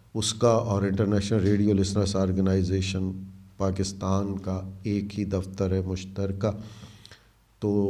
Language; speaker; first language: Urdu; native; Urdu